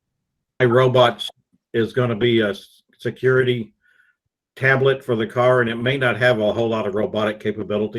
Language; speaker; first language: English; native; English